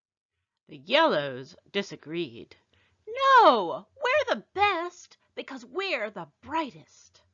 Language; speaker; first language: English; native; English